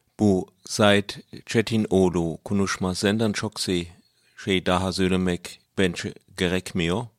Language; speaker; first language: Turkish; non-native, learner; German